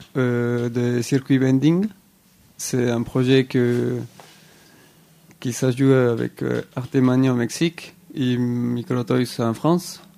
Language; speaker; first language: French; non-native, learner; Spanish